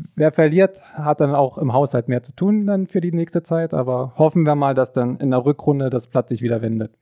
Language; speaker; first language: German; native; German